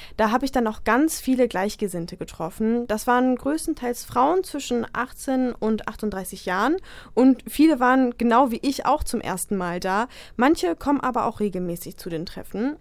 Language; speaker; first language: German; native; German